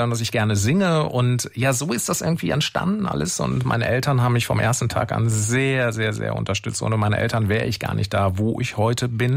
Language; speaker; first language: German; native; German